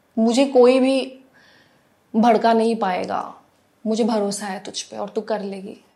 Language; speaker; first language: Hindi; non-native, local second language; Assamese